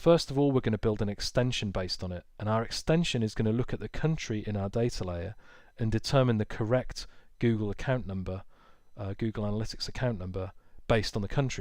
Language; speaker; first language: English; native; English